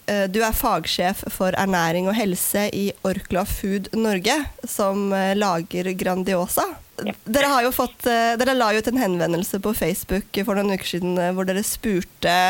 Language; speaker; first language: Norwegian; native; Norwegian